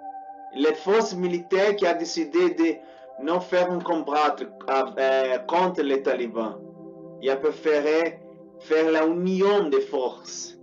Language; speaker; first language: French; non-native, learner; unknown